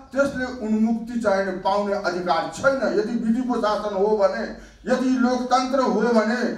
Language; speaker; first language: Nepali; non-native, local second language; Maithili